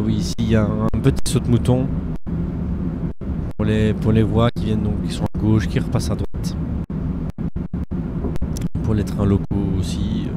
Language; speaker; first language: French; native; French